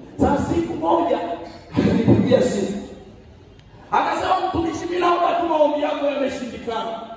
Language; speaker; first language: Swahili; native; Swahili